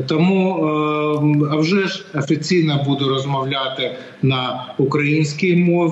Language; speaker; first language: Ukrainian; non-native, local second language; Russian